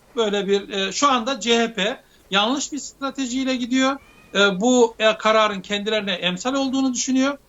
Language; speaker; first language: Turkish; native; Turkish